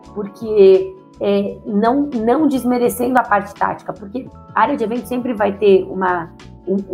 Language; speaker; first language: Portuguese; native; Portuguese